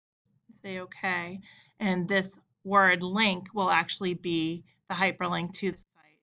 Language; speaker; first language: English; native; English